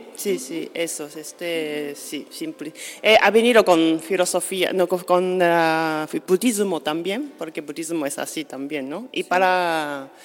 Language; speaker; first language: Spanish; non-native, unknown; Japanese